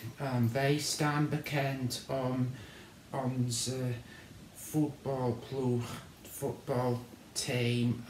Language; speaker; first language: Dutch; non-native, learner; English